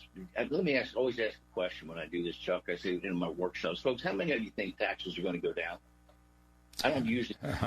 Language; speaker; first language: English; native; English